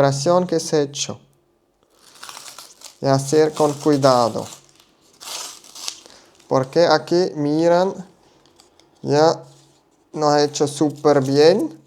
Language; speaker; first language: Spanish; non-native, learner; German